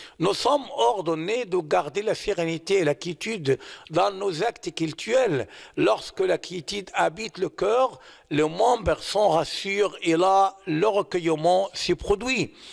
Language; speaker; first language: French; non-native, fluent; Arabic